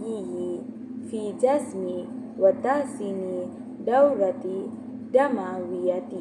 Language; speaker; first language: Arabic; non-native, learner; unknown